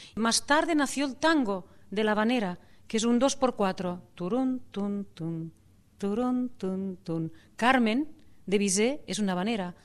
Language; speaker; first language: Spanish; non-native, local second language; Catalan